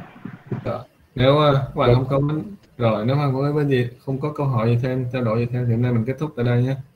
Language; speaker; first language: Vietnamese; native; Vietnamese